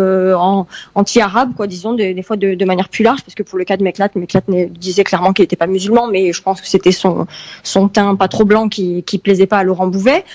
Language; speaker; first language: French; early bilingual, heritage; French